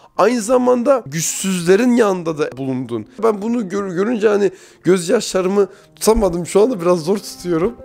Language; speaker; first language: Turkish; native; Turkish